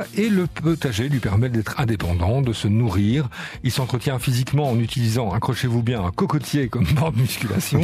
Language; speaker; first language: French; native; French